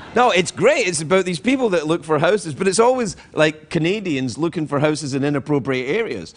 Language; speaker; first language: English; native; English